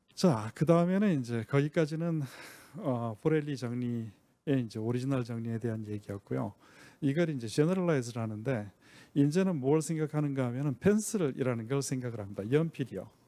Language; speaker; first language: Korean; native; Korean